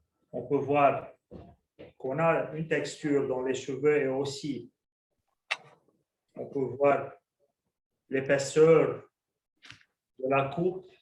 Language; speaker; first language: French; non-native, local second language; Arabic